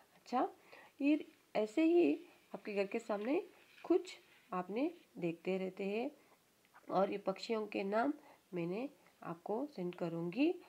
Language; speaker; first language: Hindi; non-native, local second language; Kannada